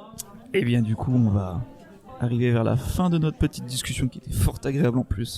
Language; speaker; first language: French; native; French